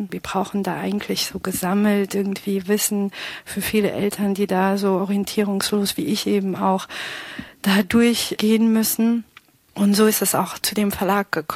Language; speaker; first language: German; early bilingual, other home language; Pashto